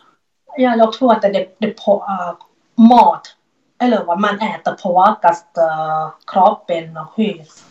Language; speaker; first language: Swedish; non-native, learner; Thai